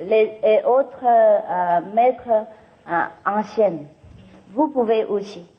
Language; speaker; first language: French; non-native, learner; Vietnamese